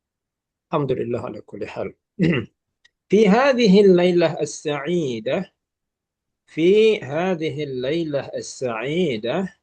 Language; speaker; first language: Arabic; non-native, fluent; Malay